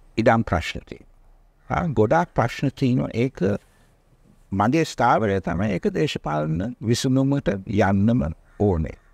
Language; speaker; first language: Sinhala; non-native, local second language; Tamil